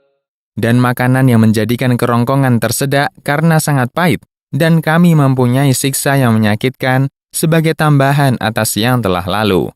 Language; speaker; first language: Indonesian; native; Indonesian